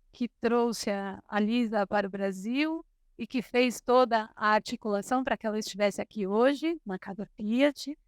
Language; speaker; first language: Portuguese; native; Portuguese